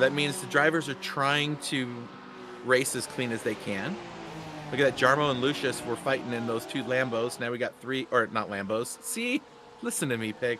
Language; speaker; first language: English; native; English